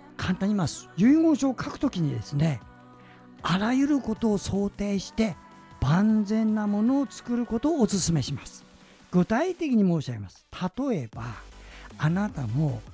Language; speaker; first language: Japanese; native; Japanese